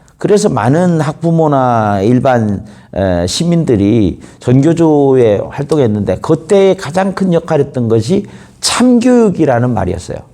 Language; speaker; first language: Korean; native; Korean